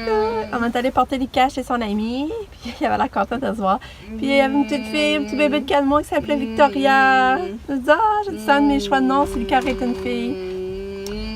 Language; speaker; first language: French; native; French